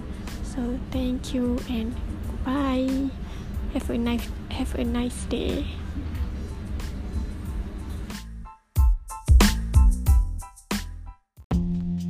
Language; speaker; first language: English; non-native, local second language; Malay